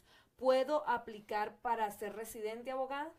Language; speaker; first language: Spanish; native; Spanish